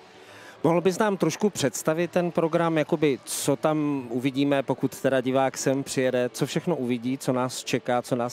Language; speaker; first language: Czech; native; Czech